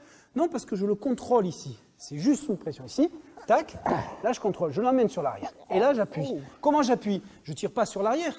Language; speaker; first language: French; native; French